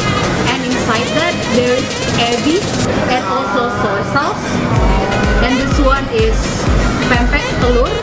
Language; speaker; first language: English; non-native, fluent; Indonesian